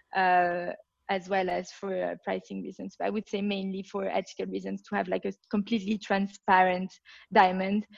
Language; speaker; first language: English; non-native, fluent; French